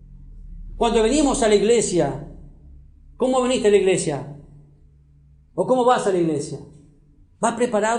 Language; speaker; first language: Spanish; native; Spanish